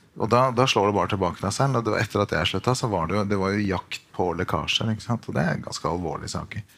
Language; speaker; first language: Norwegian; native; Norwegian